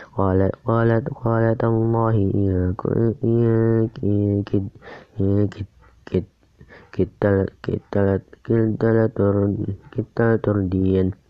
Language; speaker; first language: Arabic; non-native, learner; Indonesian